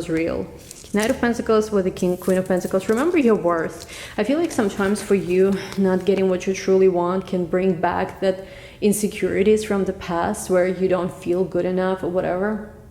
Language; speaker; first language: English; non-native, fluent; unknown